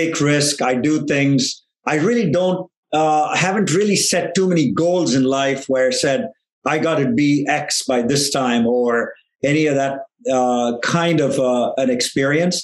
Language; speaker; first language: English; non-native, local second language; Tamil